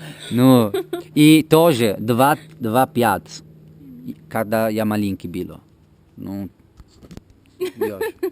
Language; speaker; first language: Russian; non-native, learner; Italian